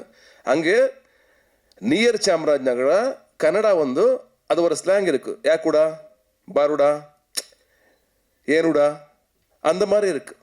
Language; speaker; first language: Tamil; non-native, learner; Kannada